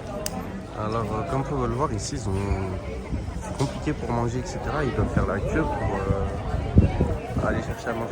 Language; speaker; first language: French; native; French